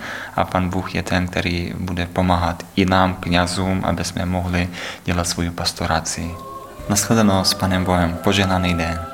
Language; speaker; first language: Czech; non-native, learner; Ukrainian